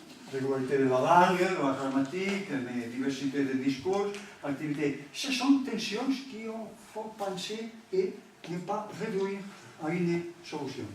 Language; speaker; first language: French; non-native, learner; Catalan